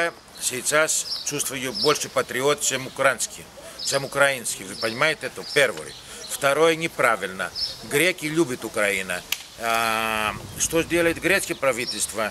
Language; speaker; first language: Russian; non-native, learner; Greek